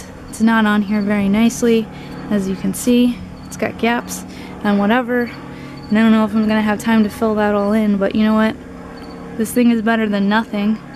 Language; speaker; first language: English; native; English